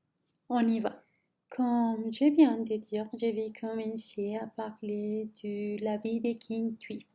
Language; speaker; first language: French; non-native, learner; Spanish